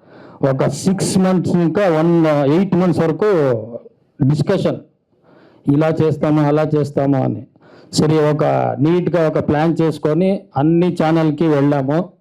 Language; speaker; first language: Telugu; non-native, local second language; Kannada